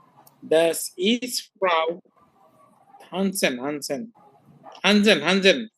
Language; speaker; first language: German; non-native, learner; Bangla